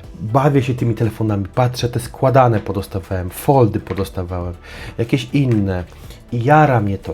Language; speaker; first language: Polish; native; Polish